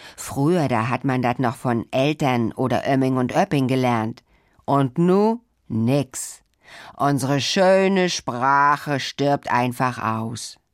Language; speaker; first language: German; native; German